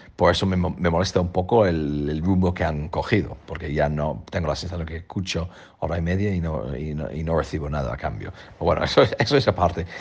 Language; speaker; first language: Spanish; non-native, fluent; English